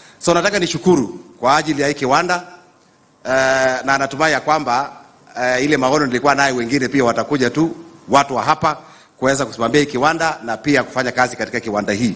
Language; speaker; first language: Swahili; non-native, local second language; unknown